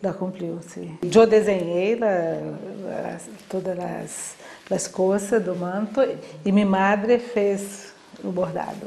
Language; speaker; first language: Spanish; non-native, learner; Portuguese